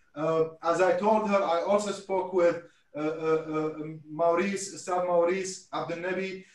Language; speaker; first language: English; non-native, fluent; Arabic